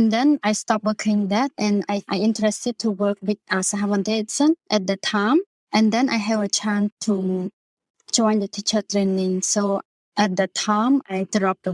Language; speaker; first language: English; non-native, learner; Khmer